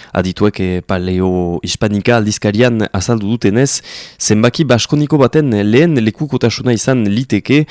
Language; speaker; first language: Basque; native; Basque